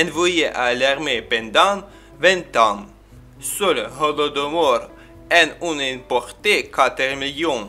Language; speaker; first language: French; non-native, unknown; Ukrainian